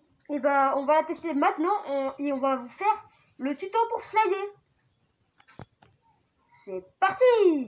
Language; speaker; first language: French; native; French